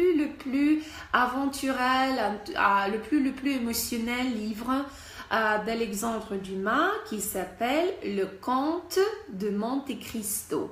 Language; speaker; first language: French; non-native, fluent; Russian